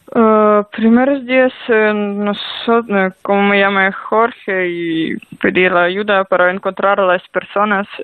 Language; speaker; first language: Spanish; non-native, learner; Ukrainian